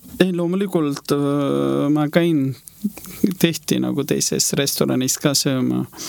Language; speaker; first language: Estonian; non-native, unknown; Hindi